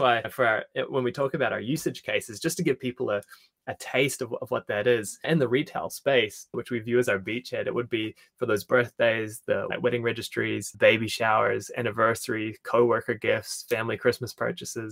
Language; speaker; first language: English; native; English